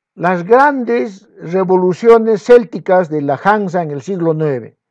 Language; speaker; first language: Spanish; non-native, local second language; Quechua